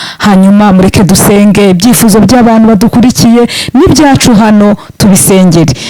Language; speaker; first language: Kinyarwanda; native; Kinyarwanda